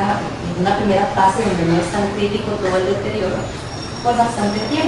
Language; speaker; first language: Spanish; native; Spanish